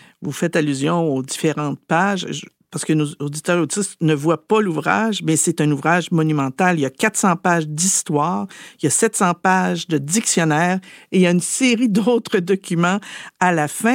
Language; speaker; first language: French; native; French